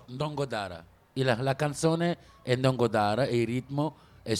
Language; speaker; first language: Italian; non-native, local second language; Wolof